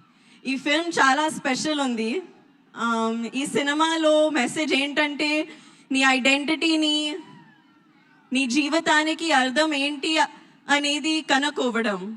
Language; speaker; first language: Telugu; non-native, learner; Hindi